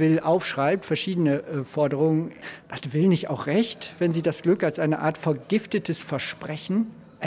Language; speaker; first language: German; native; German